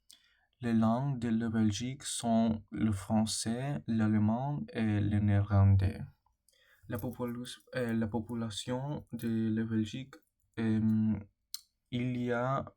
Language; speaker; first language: French; non-native, learner; English